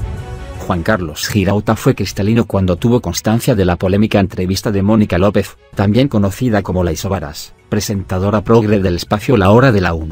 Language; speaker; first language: Spanish; native; Spanish